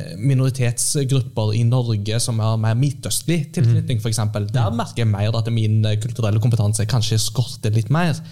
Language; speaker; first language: Norwegian; early bilingual, heritage; Norwegian